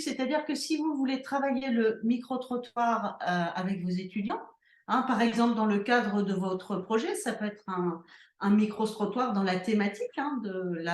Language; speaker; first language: French; native; French